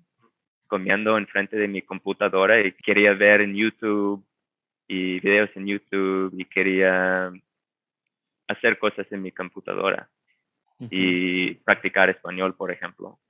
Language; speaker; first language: Spanish; non-native, fluent; English